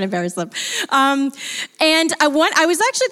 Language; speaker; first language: English; native; English